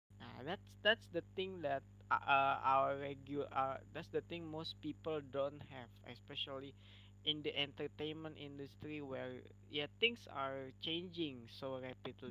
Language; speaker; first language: English; non-native, learner; Indonesian